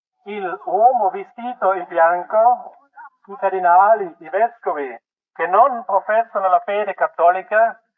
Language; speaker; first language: Italian; non-native, fluent; German